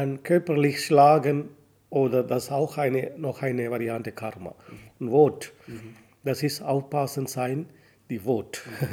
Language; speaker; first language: German; non-native, learner; Tamil